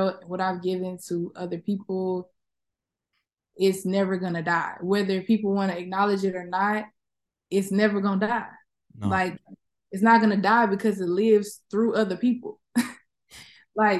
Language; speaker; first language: English; native; English